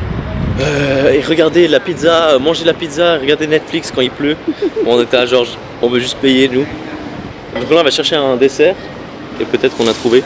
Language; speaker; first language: French; native; French